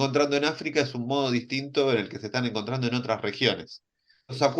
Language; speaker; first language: Spanish; native; Spanish